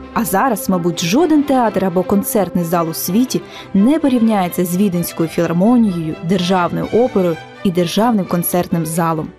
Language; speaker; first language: Ukrainian; native; Ukrainian